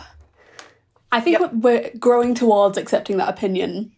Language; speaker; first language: English; native; English